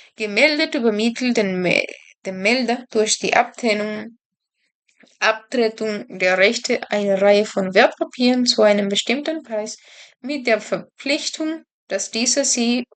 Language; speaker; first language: German; non-native, learner; Spanish